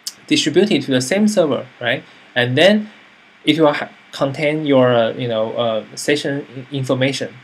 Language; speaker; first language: English; non-native, fluent; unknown